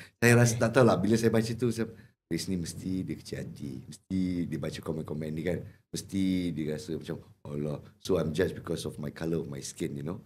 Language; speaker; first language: Malay; native; Malay